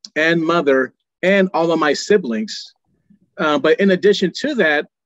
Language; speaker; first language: English; native; English